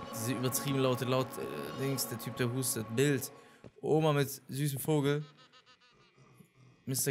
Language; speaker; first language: German; native; German